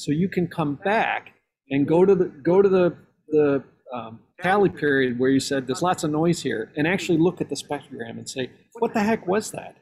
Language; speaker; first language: English; native; English